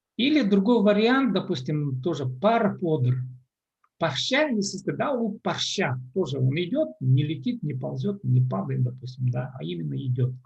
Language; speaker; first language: Russian; non-native, local second language; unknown